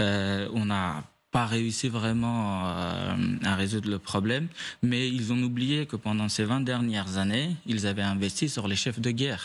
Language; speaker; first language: French; non-native, fluent; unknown